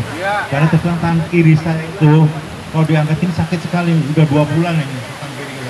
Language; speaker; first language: Indonesian; native; Indonesian